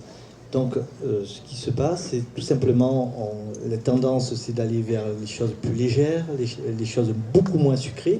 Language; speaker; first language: French; native; French